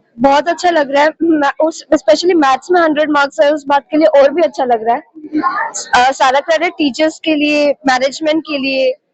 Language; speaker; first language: Hindi; native; Hindi